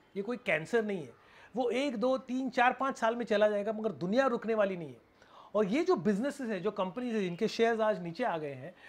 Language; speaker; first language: Hindi; non-native, local second language; Marathi